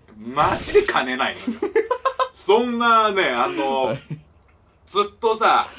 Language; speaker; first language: Japanese; non-native, fluent; Chinese